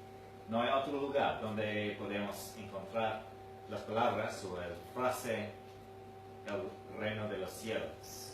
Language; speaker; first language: Spanish; non-native, fluent; English